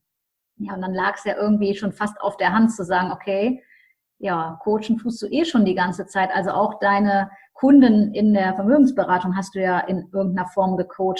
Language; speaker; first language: German; native; German